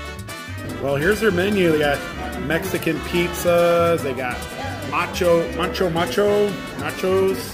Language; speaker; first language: English; native; English